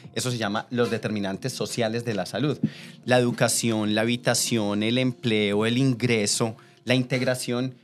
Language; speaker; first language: Spanish; native; Spanish